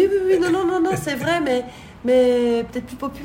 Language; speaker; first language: French; native; French